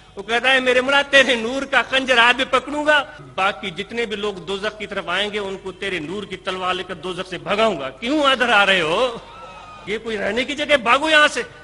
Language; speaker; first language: Urdu; non-native, local second language; Sindhi